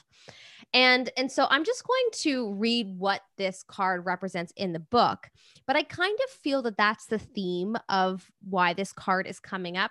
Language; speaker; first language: English; native; English